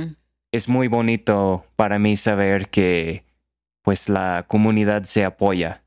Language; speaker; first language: Spanish; non-native, fluent; English